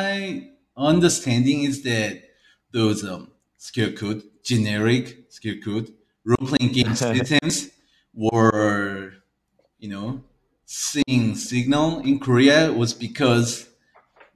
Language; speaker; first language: English; early bilingual, other home language; Korean